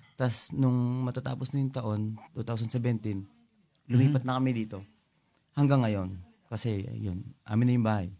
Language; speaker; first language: Filipino; non-native, local second language; Pampanga